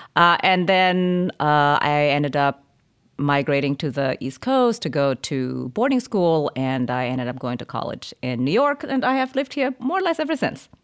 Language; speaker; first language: English; early bilingual, other home language; German